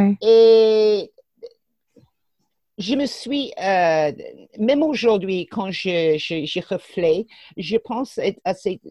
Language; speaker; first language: French; non-native, fluent; English